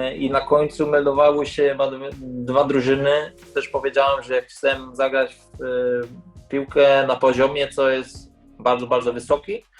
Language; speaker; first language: Polish; early bilingual, heritage; Polish